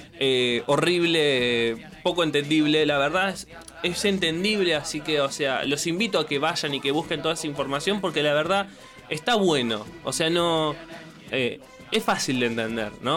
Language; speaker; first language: Spanish; native; Spanish